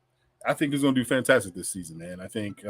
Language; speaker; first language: English; native; English